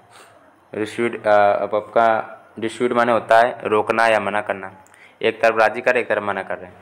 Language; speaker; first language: Hindi; native; Hindi